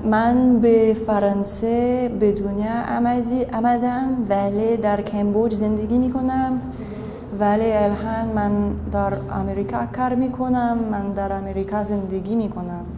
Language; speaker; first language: Persian; non-native, learner; French